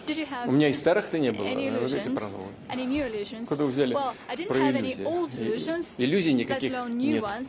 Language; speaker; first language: Russian; native; Russian